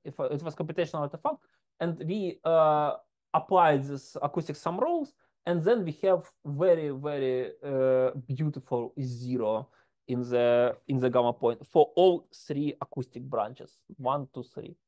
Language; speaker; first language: English; non-native, fluent; Ukrainian